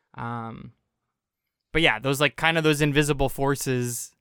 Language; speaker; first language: English; native; English